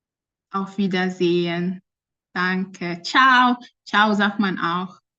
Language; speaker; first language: German; non-native, fluent; French